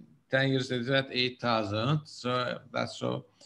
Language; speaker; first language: English; non-native, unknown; Turkish